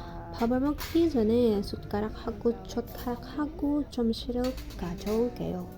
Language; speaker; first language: Korean; non-native, learner; Filipino